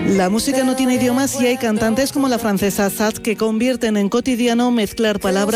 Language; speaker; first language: Spanish; native; Spanish